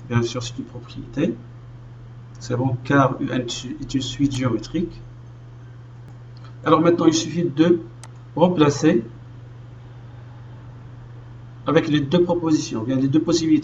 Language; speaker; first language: French; non-native, local second language; Arabic